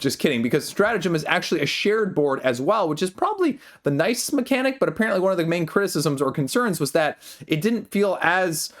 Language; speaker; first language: English; native; English